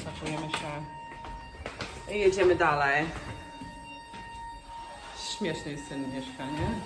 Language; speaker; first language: Polish; non-native, fluent; English